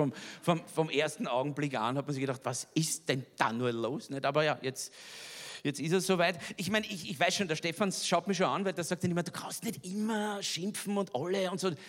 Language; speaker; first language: German; native; German